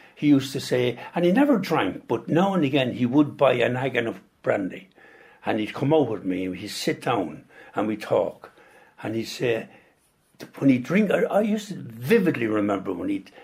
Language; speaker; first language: English; native; English